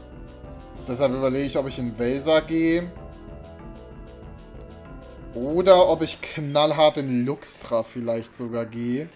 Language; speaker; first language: German; native; German